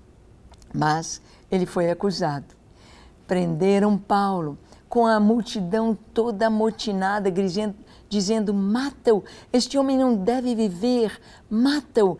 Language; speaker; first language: Portuguese; native; Portuguese